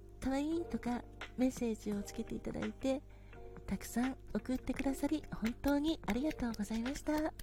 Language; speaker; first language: Japanese; native; Japanese